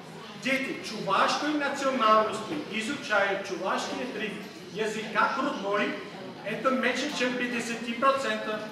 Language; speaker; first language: Russian; non-native, fluent; Catalan